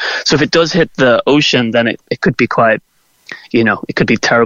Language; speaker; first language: English; native; English